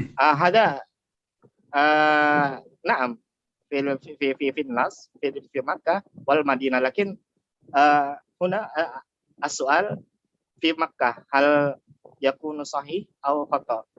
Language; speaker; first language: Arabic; non-native, learner; Indonesian